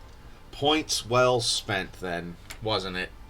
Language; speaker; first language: English; native; English